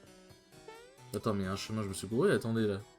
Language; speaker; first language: French; native; French